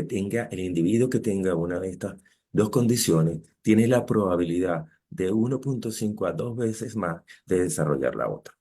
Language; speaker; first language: Spanish; native; Spanish